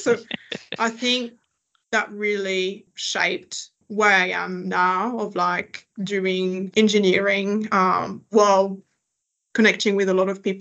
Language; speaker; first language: English; non-native, fluent; French